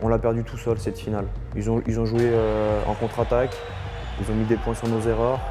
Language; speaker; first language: French; native; French